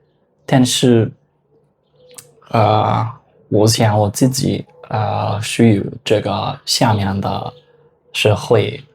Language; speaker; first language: Chinese; non-native, fluent; Spanish